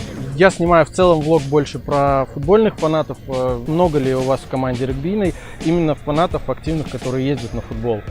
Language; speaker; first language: Russian; native; Russian